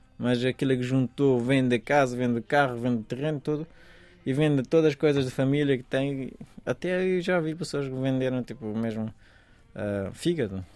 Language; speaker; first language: Portuguese; non-native, fluent; Persian